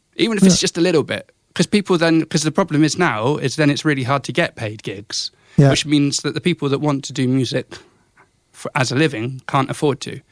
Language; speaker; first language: English; native; English